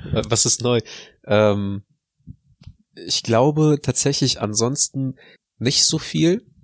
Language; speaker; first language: German; early bilingual, other home language; Russian